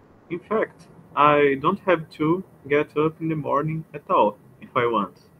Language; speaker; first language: English; non-native, learner; Portuguese